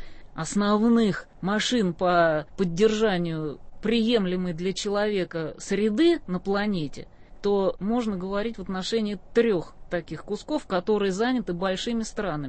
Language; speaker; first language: Russian; native; Russian